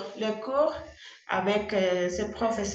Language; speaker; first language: French; non-native, learner; Spanish